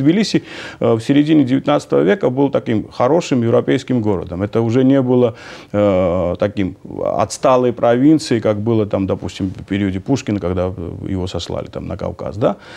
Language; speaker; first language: Russian; non-native, local second language; Georgian